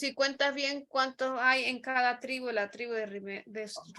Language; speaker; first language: Spanish; native; Spanish